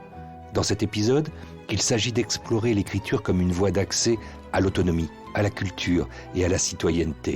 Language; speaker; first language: French; native; French